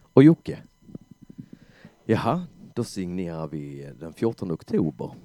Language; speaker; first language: Swedish; native; Swedish